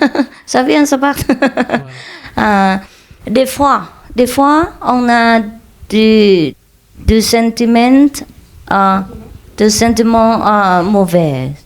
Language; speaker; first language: French; non-native, fluent; Vietnamese